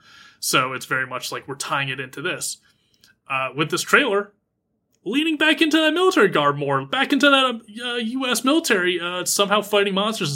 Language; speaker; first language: English; native; English